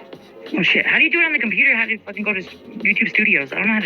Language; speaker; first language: English; native; English